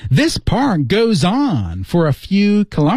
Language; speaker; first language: English; native; English